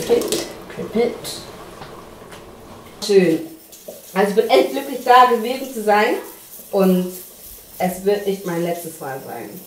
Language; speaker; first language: German; non-native, fluent; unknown